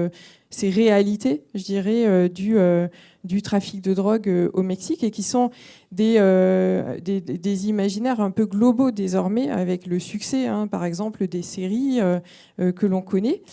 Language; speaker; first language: French; native; French